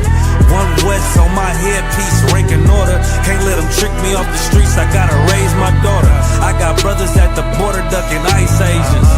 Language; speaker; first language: English; native; English